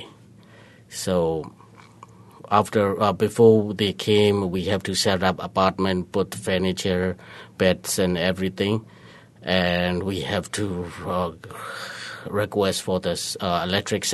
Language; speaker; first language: English; non-native, learner; Burmese